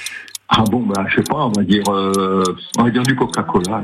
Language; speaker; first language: French; native; French